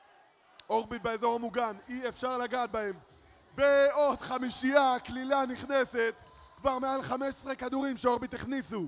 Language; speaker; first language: Hebrew; native; Hebrew